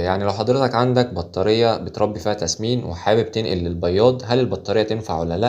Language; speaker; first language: Arabic; native; Arabic